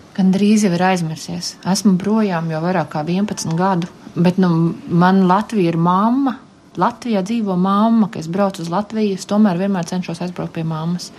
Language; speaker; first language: Latvian; native; Latvian